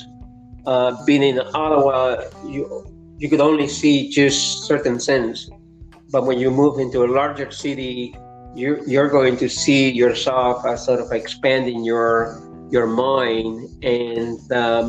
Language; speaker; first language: English; non-native, fluent; Spanish